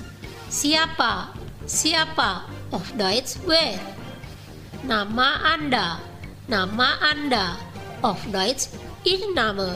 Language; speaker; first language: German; non-native, fluent; Indonesian